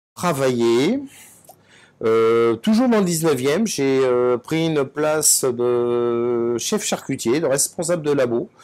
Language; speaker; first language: French; native; French